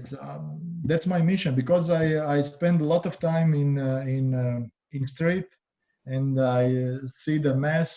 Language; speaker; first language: English; non-native, learner; Croatian